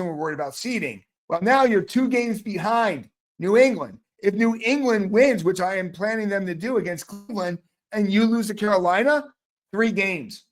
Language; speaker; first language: English; native; English